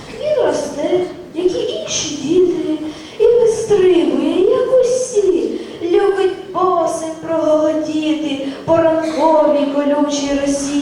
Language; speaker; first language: Ukrainian; native; Ukrainian